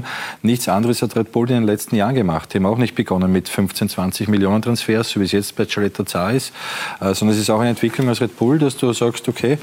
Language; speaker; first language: German; native; German